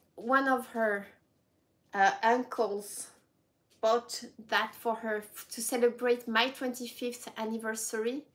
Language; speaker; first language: English; non-native, fluent; French